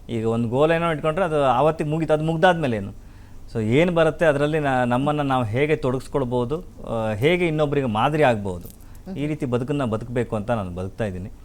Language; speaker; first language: Kannada; native; Kannada